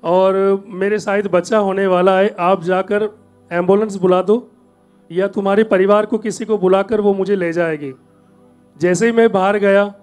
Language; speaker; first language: Hindi; native; Hindi